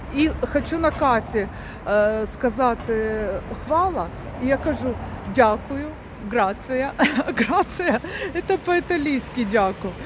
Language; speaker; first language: Ukrainian; native; Ukrainian